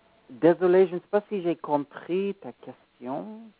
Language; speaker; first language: French; non-native, fluent; English